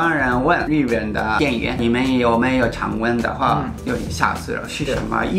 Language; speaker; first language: Chinese; non-native, fluent; Japanese